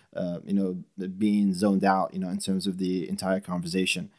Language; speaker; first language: English; non-native, fluent; Arabic